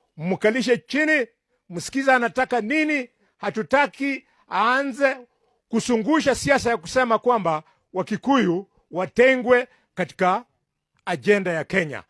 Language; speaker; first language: Swahili; non-native, local second language; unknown